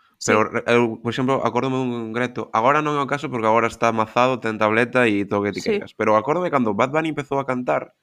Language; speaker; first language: Galician; non-native, local second language; Spanish